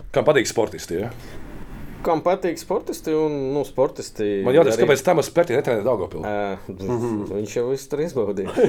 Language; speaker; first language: Latvian; native; Latvian